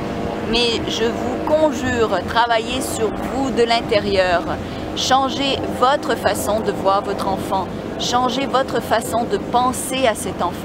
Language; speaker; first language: French; native; French